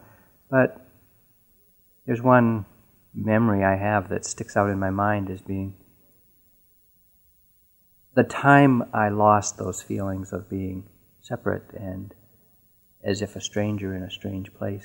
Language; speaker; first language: English; native; English